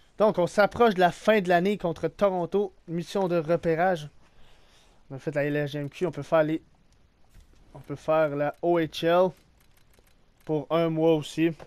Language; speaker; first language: French; native; French